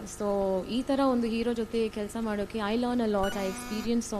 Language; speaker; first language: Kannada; non-native, learner; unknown